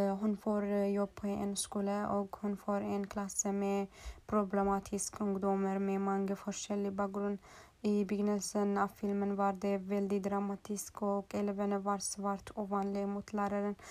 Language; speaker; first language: Swedish; non-native, learner; Norwegian